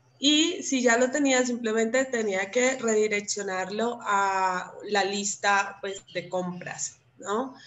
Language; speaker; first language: Spanish; native; Spanish